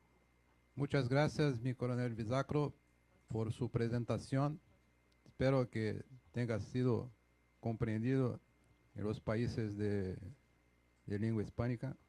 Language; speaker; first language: Spanish; non-native, fluent; Portuguese